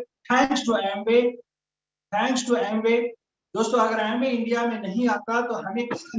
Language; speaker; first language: Hindi; native; Hindi